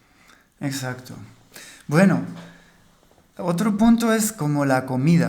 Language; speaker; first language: Spanish; non-native, fluent; German